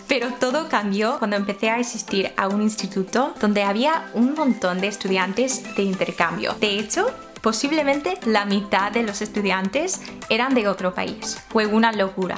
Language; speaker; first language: Spanish; non-native, fluent; English